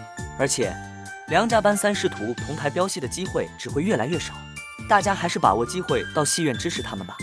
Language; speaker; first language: Chinese; native; Chinese